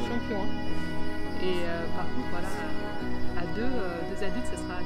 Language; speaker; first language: French; native; French